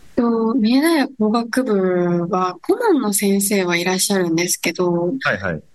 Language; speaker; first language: Japanese; native; Japanese